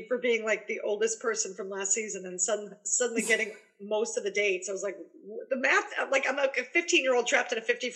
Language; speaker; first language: English; native; English